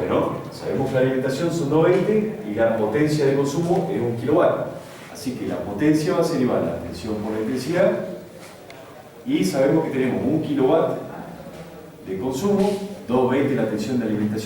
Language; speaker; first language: Spanish; native; Spanish